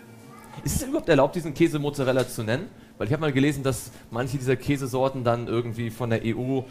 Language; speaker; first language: German; native; German